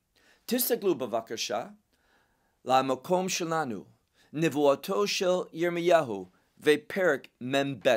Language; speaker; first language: Hebrew; non-native, fluent; English